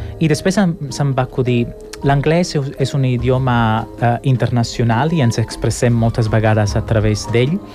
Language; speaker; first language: Catalan; non-native, fluent; Italian